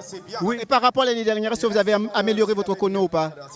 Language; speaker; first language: French; native; French